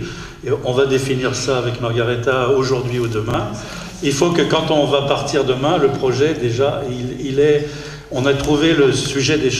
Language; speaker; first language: French; native; French